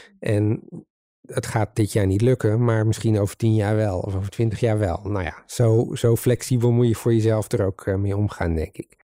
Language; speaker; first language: Dutch; native; Dutch